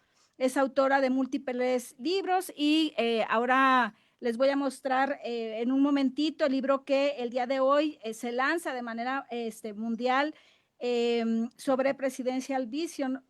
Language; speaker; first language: Spanish; native; Spanish